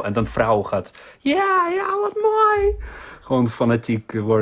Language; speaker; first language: Dutch; non-native, fluent; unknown